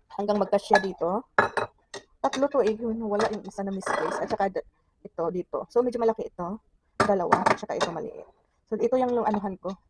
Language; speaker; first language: Filipino; non-native, local second language; Cebuano